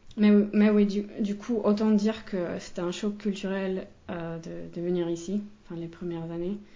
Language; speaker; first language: French; non-native, fluent; Finnish